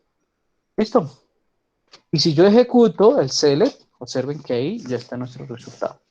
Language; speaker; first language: Spanish; native; Spanish